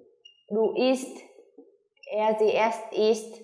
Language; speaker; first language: German; non-native, fluent; Vietnamese